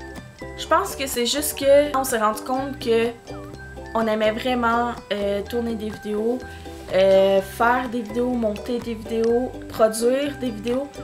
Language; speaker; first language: French; native; French